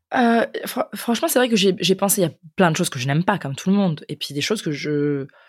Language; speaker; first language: French; native; French